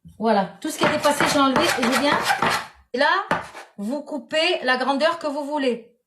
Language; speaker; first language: French; non-native, local second language; Arabic